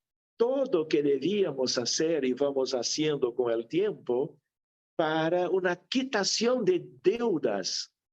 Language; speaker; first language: Spanish; non-native, fluent; Portuguese